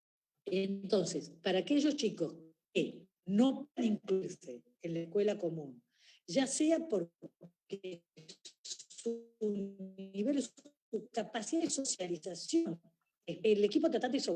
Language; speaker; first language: Spanish; native; Spanish